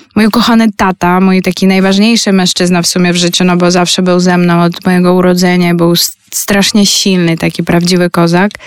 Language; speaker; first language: Polish; non-native, fluent; Ukrainian